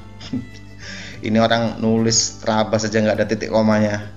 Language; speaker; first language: Indonesian; native; Indonesian